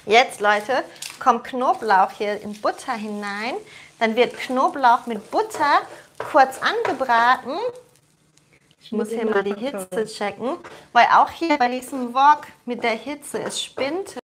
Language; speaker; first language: German; native; German